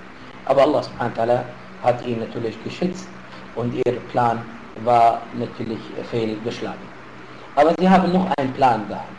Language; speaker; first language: German; non-native, fluent; Arabic